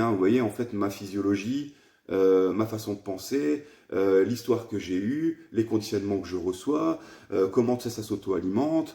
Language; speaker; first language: French; native; French